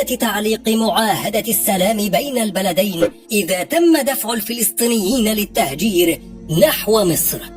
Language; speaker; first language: Arabic; native; Arabic